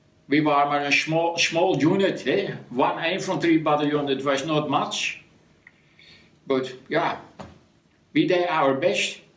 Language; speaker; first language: English; non-native, learner; Dutch